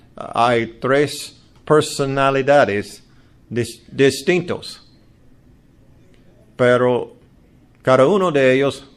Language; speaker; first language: Spanish; non-native, learner; English